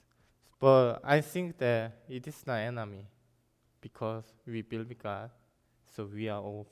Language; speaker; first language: English; non-native, learner; Korean